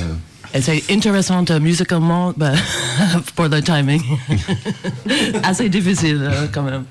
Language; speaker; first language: French; non-native, fluent; English